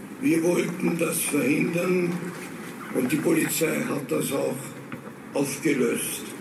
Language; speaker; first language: German; native; German